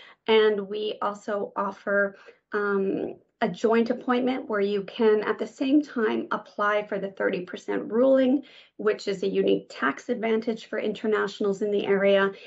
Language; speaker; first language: English; native; English